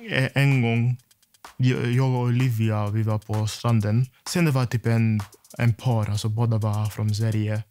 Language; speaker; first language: Swedish; non-native, fluent; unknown